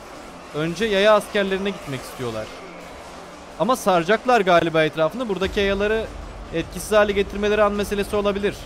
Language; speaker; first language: Turkish; native; Turkish